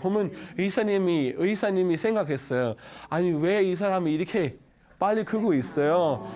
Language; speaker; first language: Korean; non-native, learner; Danish